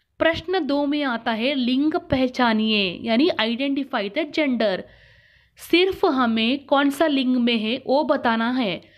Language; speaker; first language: Hindi; non-native, local second language; Kannada